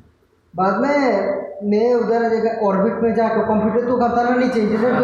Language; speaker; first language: Hindi; non-native, learner; Bangla